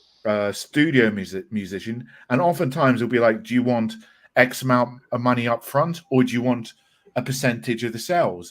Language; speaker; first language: English; native; English